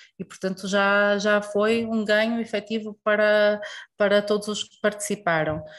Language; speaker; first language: Portuguese; native; Portuguese